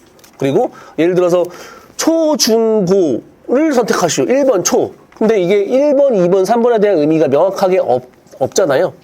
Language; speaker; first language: Korean; native; Korean